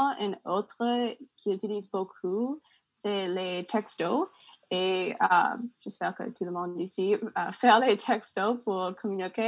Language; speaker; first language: French; non-native, learner; English